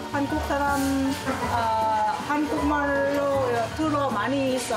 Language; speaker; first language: Korean; non-native, learner; Lao